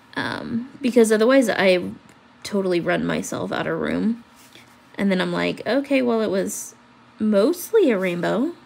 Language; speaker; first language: English; native; English